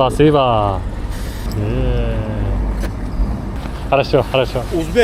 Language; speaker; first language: Russian; non-native, learner; Korean